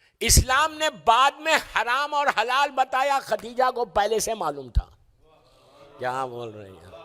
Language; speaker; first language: Urdu; native; Urdu